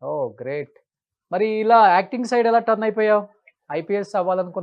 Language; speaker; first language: Telugu; native; Telugu